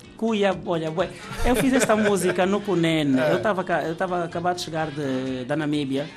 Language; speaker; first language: Portuguese; native; Portuguese